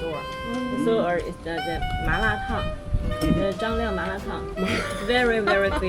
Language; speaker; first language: English; non-native, learner; Chinese